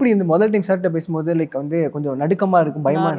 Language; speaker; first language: Tamil; native; Tamil